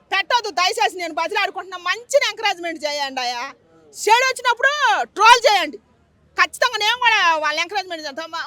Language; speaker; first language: Telugu; native; Telugu